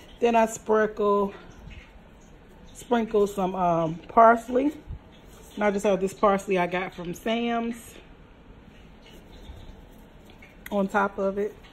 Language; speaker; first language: English; native; English